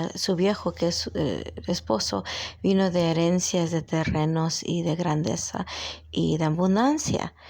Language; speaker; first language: Spanish; early bilingual, heritage; Spanish